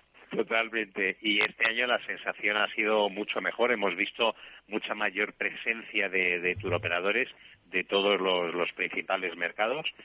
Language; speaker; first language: Spanish; native; Spanish